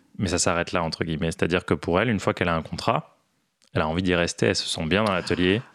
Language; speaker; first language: French; native; French